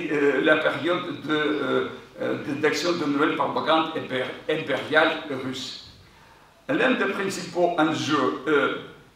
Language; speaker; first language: French; non-native, fluent; Ukrainian